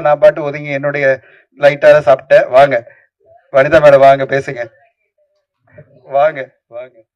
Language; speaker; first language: Tamil; native; Tamil